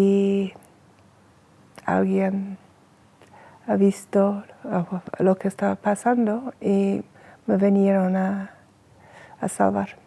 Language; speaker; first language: Spanish; non-native, fluent; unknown